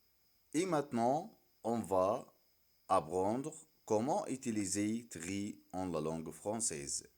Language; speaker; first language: French; non-native, fluent; Arabic